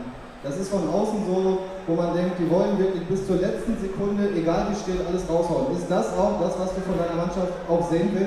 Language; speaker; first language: German; native; German